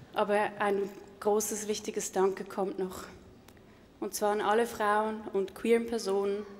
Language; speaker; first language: German; native; German